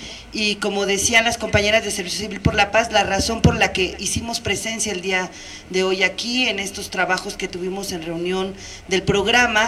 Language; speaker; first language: Spanish; native; Spanish